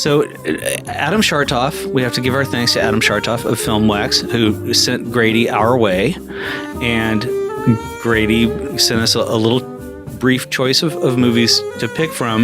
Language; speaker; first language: English; native; English